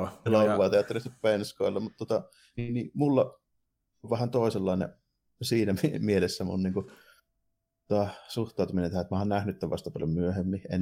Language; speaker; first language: Finnish; native; Finnish